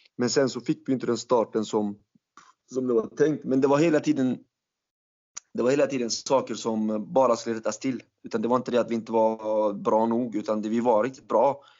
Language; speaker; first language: Swedish; early bilingual, other home language; Turkish